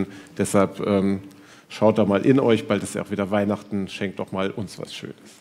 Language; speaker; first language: German; native; German